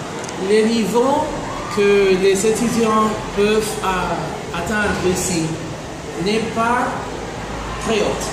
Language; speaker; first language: French; non-native, learner; Spanish